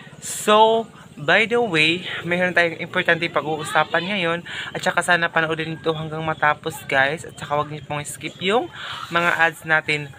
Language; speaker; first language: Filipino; non-native, local second language; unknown